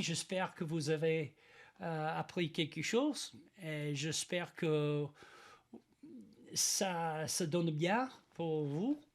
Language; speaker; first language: French; non-native, learner; English